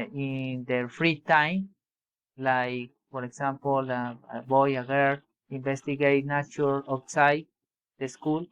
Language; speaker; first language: English; non-native, learner; Spanish